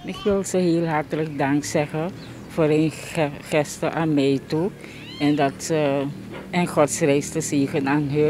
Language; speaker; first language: Dutch; non-native, local second language; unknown